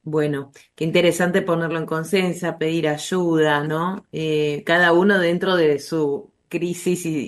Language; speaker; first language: Spanish; native; Spanish